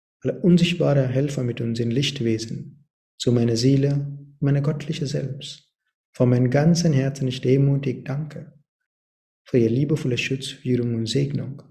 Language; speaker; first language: German; non-native, learner; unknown